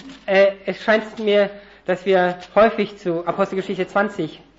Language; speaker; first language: German; native; German